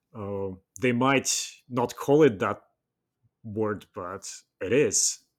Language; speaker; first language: English; non-native, fluent; Russian